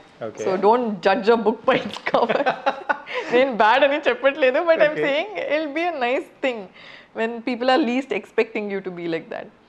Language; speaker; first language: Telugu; non-native, fluent; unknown